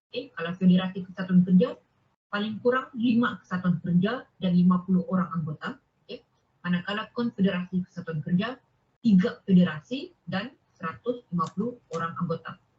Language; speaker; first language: Malay; native; Malay